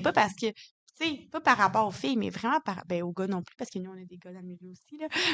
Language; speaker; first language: French; native; French